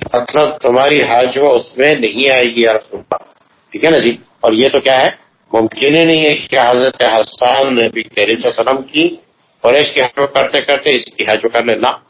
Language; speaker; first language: Urdu; non-native, local second language; Pashto